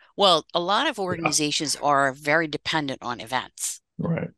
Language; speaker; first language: English; non-native, fluent; Dutch